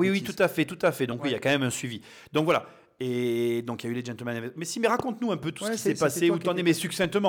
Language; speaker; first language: French; native; French